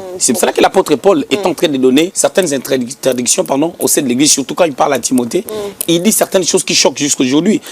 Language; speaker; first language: French; non-native, local second language; Lingala